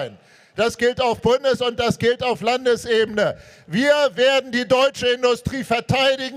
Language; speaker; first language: German; native; German